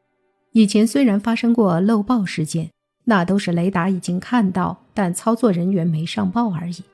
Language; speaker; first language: Chinese; native; Chinese